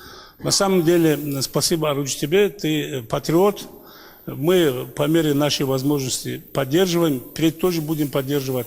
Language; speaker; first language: Russian; native; Russian